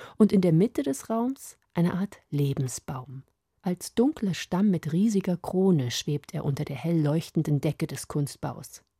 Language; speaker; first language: German; native; German